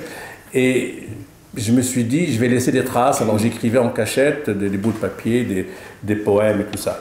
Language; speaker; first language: French; non-native, local second language; Arabic